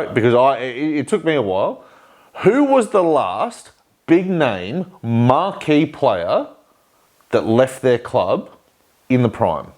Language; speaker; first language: English; native; English